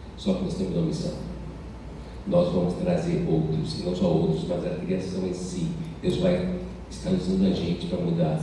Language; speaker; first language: Portuguese; non-native, fluent; English